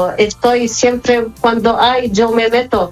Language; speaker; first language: Spanish; non-native, learner; Arabic